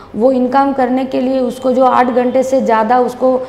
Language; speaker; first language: Hindi; non-native, local second language; Bangla